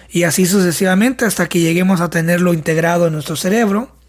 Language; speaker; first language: Spanish; native; Spanish